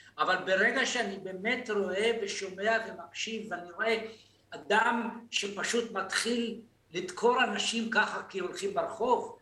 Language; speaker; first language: Hebrew; non-native, local second language; Arabic